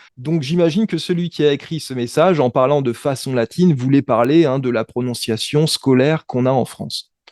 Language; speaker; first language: French; native; French